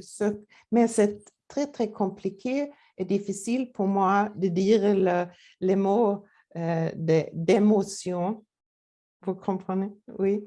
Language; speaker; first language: French; non-native, learner; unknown